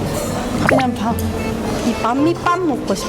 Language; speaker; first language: Korean; non-native, learner; Japanese